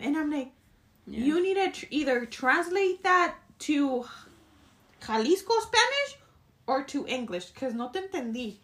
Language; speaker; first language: English; early bilingual, other home language; Spanish